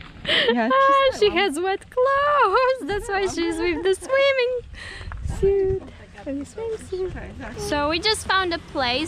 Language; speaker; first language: English; non-native, fluent; Polish